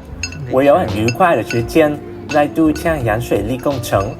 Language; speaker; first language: Chinese; non-native, learner; Vietnamese